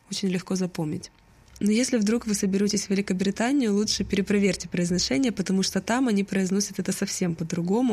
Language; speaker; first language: Russian; native; Russian